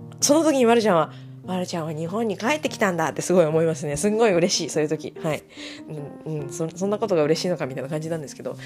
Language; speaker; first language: Japanese; native; Japanese